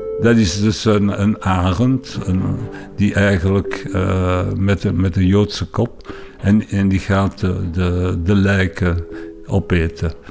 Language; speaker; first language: Dutch; non-native, local second language; French